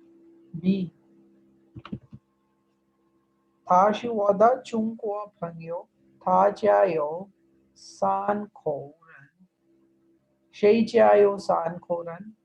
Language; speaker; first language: Chinese; non-native, fluent; Urdu